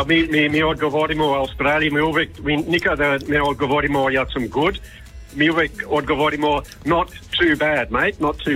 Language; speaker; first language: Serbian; early bilingual, heritage; Croatian